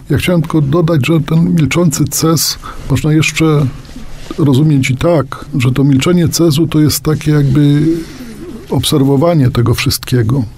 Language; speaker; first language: Polish; native; Polish